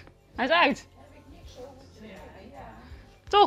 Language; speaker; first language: Dutch; native; Dutch